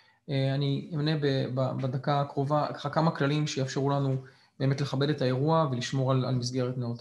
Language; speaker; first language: Hebrew; native; Hebrew